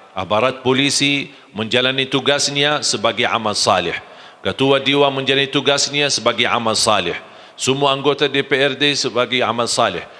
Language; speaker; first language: Malay; non-native, fluent; Arabic